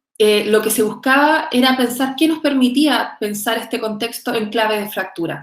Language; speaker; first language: Spanish; native; Spanish